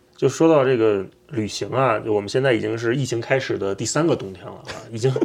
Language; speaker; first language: Chinese; native; Chinese